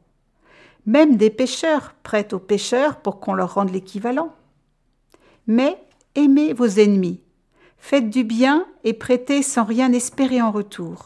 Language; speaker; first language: French; native; French